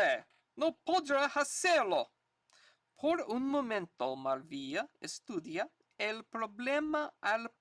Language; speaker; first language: Spanish; non-native, learner; English